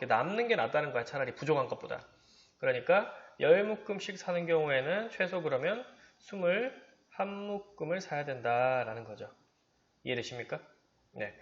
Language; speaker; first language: Korean; native; Korean